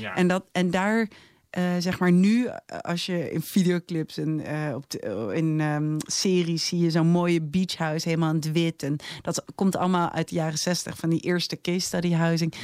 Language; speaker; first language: Dutch; native; Dutch